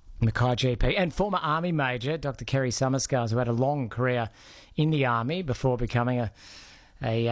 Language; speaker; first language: English; native; English